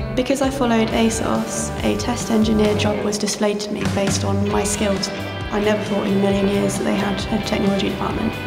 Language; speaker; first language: English; native; English